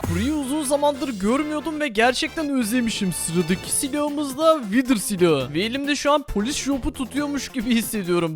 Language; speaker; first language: Turkish; native; Turkish